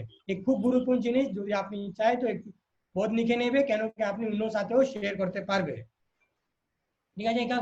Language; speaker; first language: Bangla; non-native, learner; Hindi